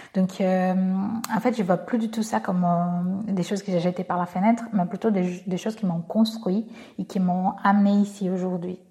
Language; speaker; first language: French; non-native, fluent; Portuguese